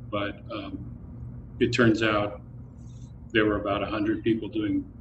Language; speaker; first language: English; native; English